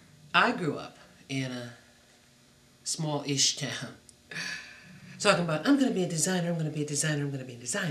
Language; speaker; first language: English; native; English